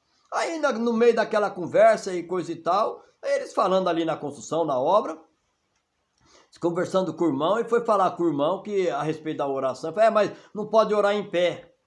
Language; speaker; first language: Portuguese; native; Portuguese